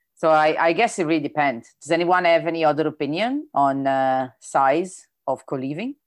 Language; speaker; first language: English; non-native, fluent; Italian